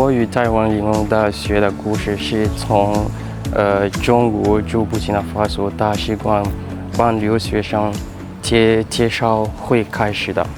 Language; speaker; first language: Chinese; non-native, learner; French